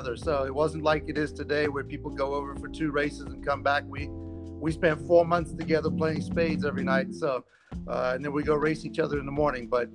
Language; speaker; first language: English; native; English